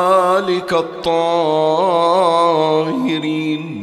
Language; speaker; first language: Arabic; native; Arabic